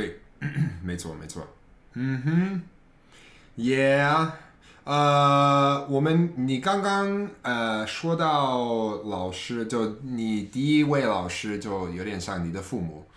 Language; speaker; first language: Chinese; non-native, fluent; English